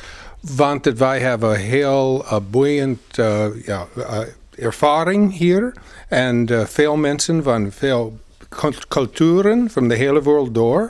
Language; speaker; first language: Dutch; non-native, learner; English